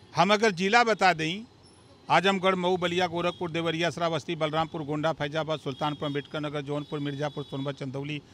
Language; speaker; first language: Hindi; native; Hindi